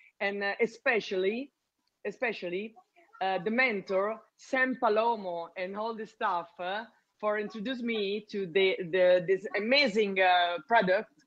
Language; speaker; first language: English; non-native, learner; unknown